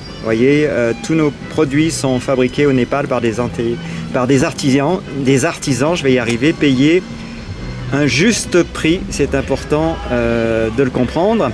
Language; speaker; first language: French; native; French